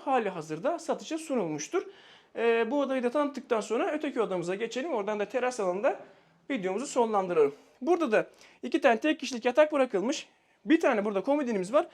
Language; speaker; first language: Turkish; native; Turkish